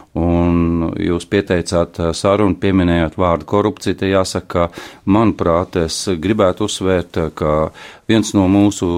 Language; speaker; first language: Latvian; native; Latvian